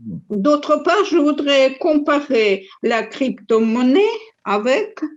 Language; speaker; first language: French; non-native, fluent; Russian